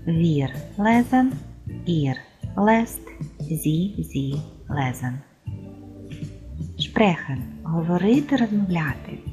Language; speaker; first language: German; non-native, fluent; Ukrainian